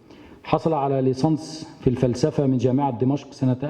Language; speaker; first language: Arabic; native; Arabic